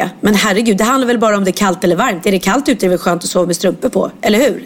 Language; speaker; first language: Swedish; native; Swedish